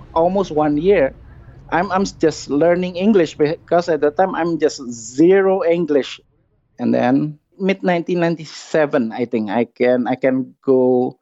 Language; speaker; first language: English; non-native, fluent; Indonesian